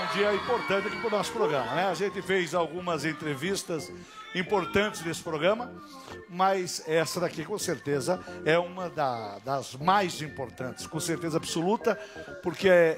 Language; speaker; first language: Portuguese; native; Portuguese